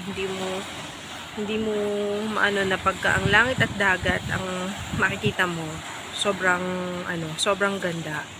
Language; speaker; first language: Filipino; non-native, local second language; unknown